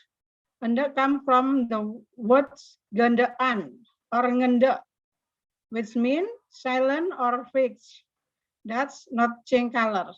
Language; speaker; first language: English; non-native, learner; Indonesian